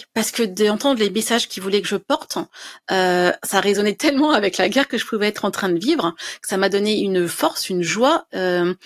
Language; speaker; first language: French; native; French